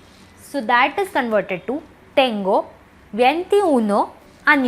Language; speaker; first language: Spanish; non-native, learner; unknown